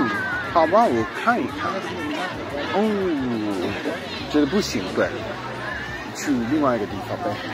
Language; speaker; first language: Chinese; non-native, learner; English